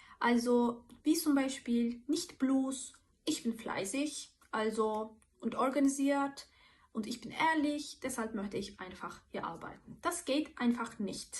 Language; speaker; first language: German; non-native, fluent; Turkish